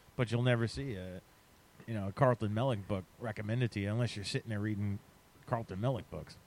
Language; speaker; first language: English; native; English